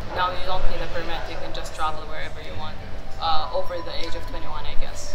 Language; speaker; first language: English; non-native, fluent; Arabic